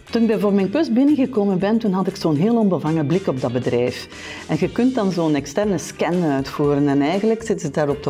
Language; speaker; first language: Dutch; native; Dutch